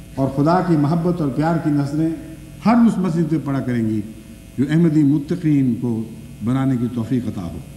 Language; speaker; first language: Urdu; non-native, local second language; Punjabi